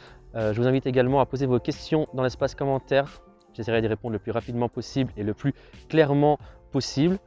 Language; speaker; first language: French; native; French